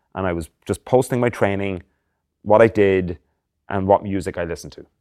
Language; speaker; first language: English; native; English